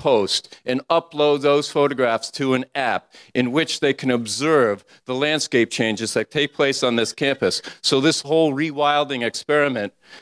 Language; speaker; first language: English; native; English